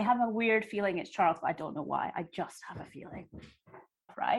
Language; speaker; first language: English; native; English